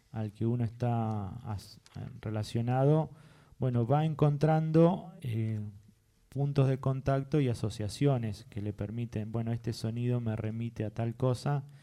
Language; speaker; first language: Spanish; native; Spanish